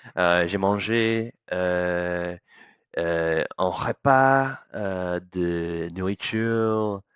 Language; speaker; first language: French; non-native, learner; English